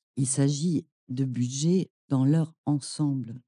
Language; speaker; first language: French; non-native, fluent; German